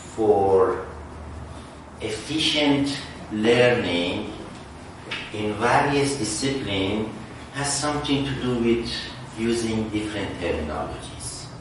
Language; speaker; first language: English; non-native, fluent; Persian